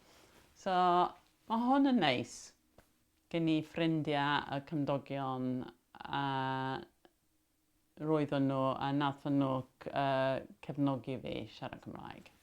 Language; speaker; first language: Welsh; non-native, local second language; English